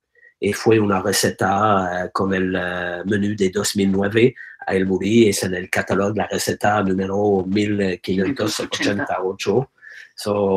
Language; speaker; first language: Spanish; non-native, learner; French